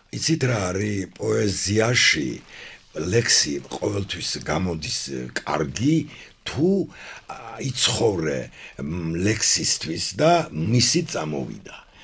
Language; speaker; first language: Georgian; non-native, local second language; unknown